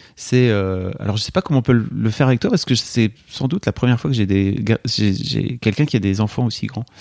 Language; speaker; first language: French; native; French